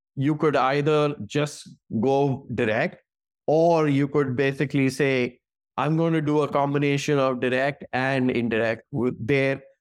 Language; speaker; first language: English; non-native, local second language; Hindi